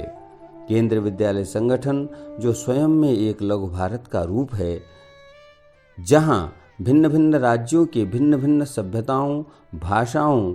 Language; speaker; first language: Hindi; native; Hindi